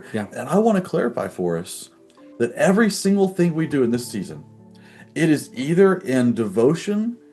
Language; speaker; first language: English; native; English